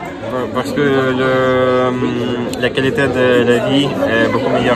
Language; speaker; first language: French; non-native, learner; Russian